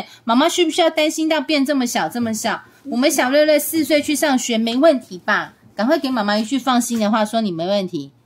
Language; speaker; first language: Chinese; native; Chinese